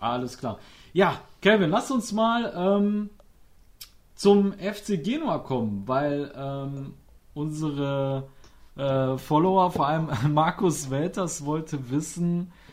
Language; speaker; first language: German; native; German